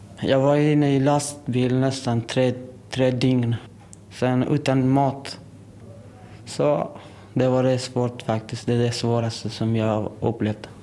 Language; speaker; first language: Swedish; non-native, learner; Persian